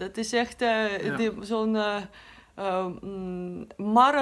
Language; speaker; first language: Dutch; non-native, learner; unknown